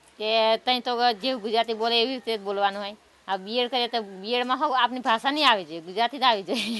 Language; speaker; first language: Gujarati; non-native, local second language; Rathawi